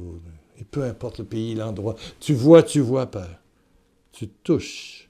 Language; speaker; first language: French; native; French